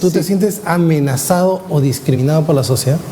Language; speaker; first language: Spanish; native; Spanish